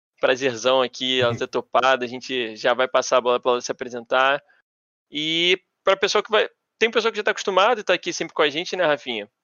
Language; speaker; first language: Portuguese; native; Portuguese